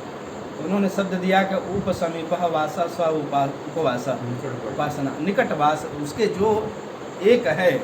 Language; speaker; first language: Hindi; native; Hindi